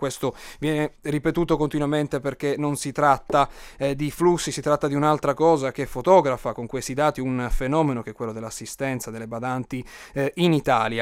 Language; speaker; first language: Italian; native; Italian